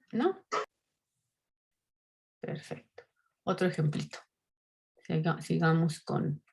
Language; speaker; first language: Spanish; native; Spanish